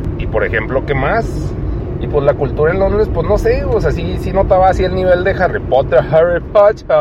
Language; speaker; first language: Spanish; native; Spanish